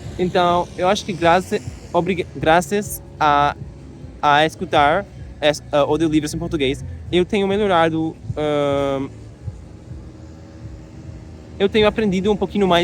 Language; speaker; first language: Portuguese; non-native, learner; English